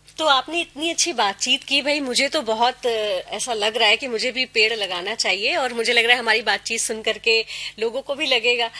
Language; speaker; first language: Hindi; native; Hindi